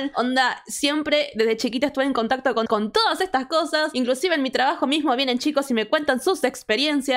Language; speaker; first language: Spanish; native; Spanish